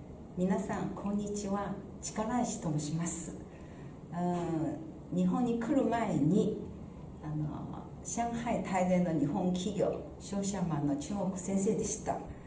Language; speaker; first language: Japanese; non-native, fluent; Chinese